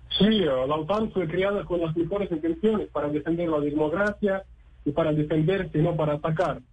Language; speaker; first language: Spanish; non-native, fluent; Russian